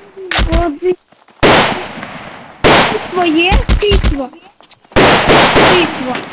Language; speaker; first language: Russian; non-native, learner; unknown